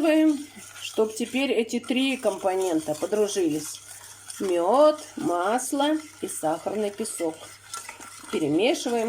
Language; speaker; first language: Russian; native; Russian